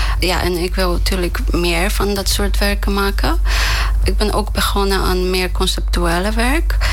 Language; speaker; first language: Dutch; non-native, fluent; Polish